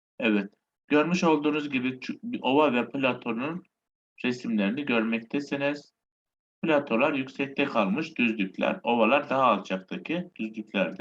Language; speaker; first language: Turkish; native; Turkish